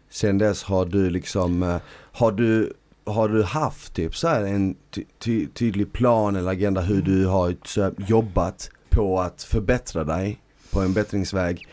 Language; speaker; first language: Swedish; native; Swedish